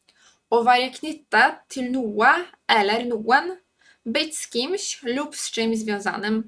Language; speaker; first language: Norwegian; non-native, fluent; Polish